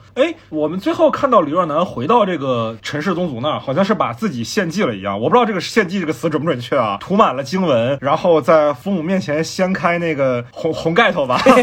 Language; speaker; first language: Chinese; native; Chinese